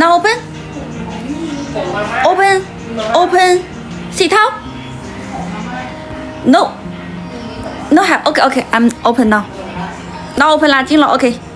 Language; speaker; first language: English; non-native, learner; Thai